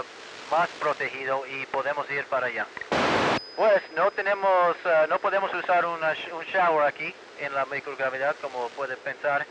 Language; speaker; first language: Spanish; early bilingual, heritage; Spanish